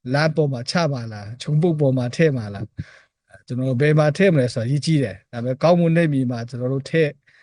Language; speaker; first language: Burmese; non-native, local second language; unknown